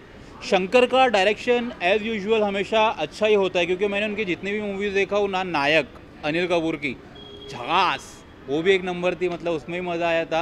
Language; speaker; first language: Hindi; native; Hindi